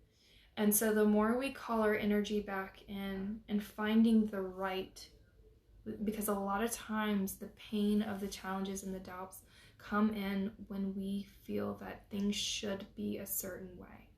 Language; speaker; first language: English; native; English